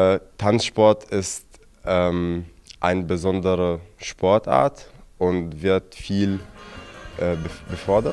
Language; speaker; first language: German; non-native, fluent; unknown